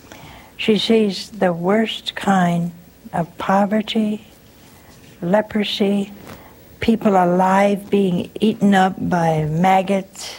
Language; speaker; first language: English; native; English